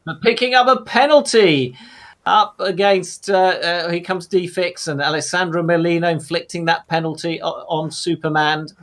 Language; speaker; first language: English; native; English